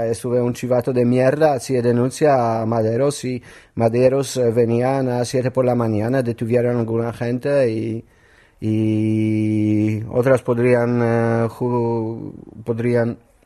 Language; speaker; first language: Spanish; non-native, learner; Polish